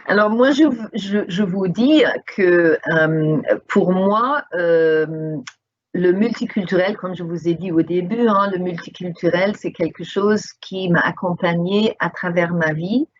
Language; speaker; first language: French; non-native, fluent; English